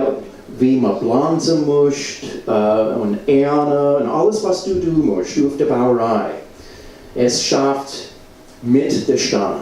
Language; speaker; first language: German; non-native, learner; English